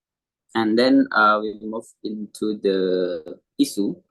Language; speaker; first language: English; non-native, learner; Indonesian